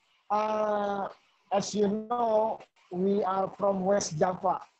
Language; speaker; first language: English; non-native, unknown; Sundanese